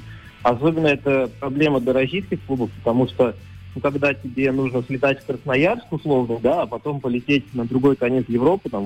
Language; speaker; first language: Russian; native; Russian